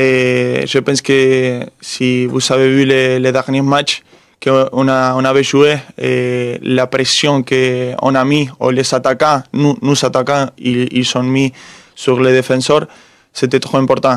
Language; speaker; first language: French; non-native, fluent; Spanish